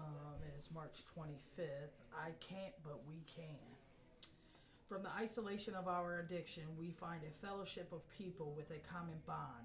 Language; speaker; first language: English; native; English